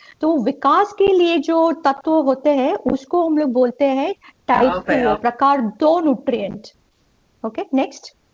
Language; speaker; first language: Hindi; non-native, local second language; Gujarati